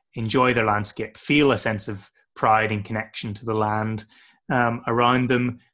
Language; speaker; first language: English; native; English